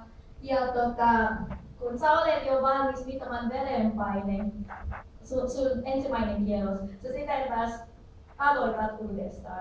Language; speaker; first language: Finnish; non-native, learner; Filipino